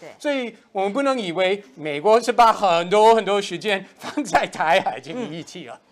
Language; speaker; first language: Chinese; non-native, fluent; English